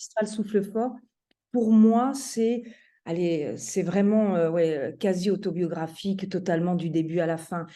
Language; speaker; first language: French; native; French